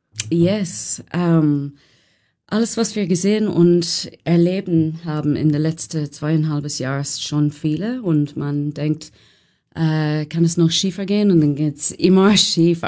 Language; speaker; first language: German; non-native, learner; English